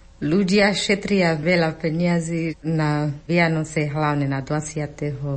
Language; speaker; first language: Slovak; non-native, learner; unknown